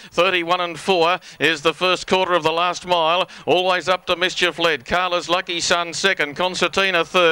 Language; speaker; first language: English; native; English